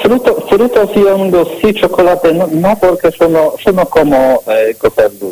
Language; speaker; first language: Spanish; non-native, learner; Polish